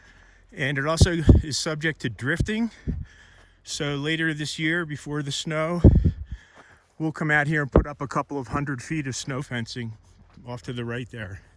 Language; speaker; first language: English; native; English